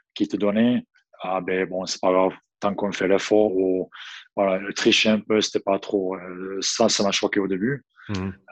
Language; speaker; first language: French; non-native, fluent; English